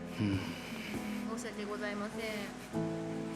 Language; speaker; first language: Japanese; native; Japanese